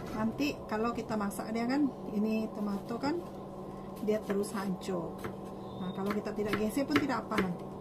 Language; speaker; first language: Malay; non-native, local second language; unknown